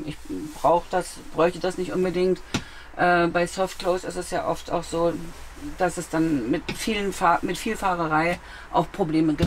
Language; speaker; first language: German; native; German